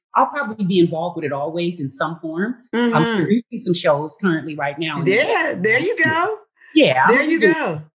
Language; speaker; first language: English; native; English